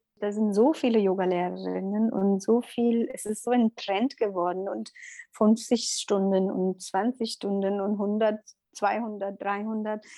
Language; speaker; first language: German; non-native, learner; Tamil